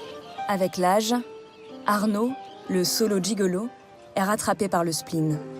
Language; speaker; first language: French; native; French